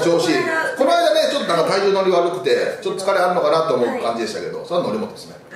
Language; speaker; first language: Japanese; native; Japanese